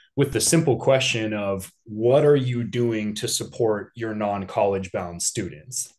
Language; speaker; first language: English; native; English